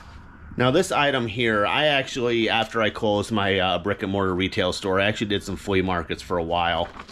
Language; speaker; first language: English; native; English